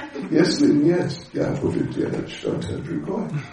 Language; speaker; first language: Russian; non-native, learner; English